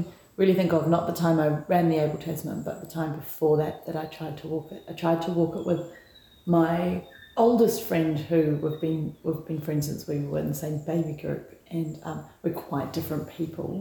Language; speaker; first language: English; native; English